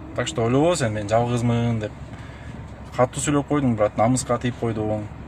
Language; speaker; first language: Kyrgyz; non-native, local second language; Russian